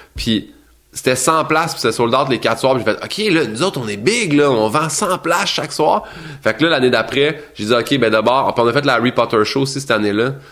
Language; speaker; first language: French; native; French